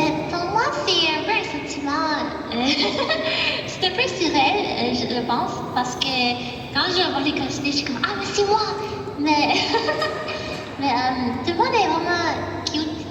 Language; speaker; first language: French; non-native, fluent; English